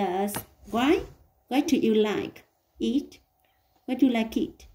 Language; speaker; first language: English; non-native, learner; Vietnamese